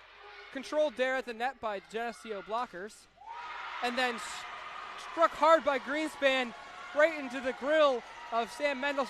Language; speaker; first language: English; native; English